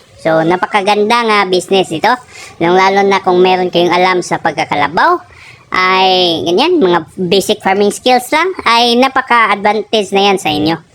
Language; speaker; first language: Filipino; native; Filipino